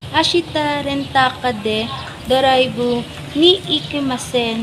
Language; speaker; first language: Japanese; non-native, learner; Filipino